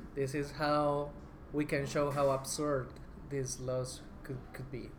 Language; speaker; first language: English; non-native, fluent; Spanish